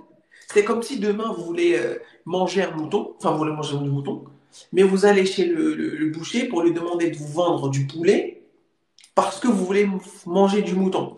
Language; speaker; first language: French; native; French